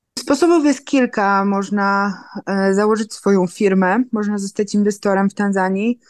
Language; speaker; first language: Polish; native; Polish